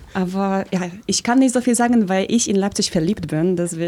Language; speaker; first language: German; early bilingual, other home language; Polish